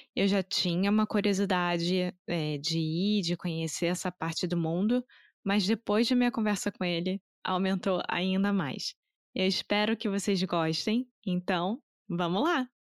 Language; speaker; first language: Portuguese; native; Portuguese